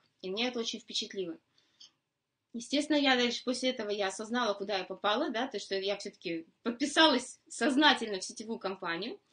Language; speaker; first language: Russian; native; Russian